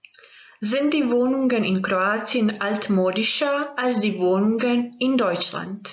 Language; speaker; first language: German; non-native, fluent; Croatian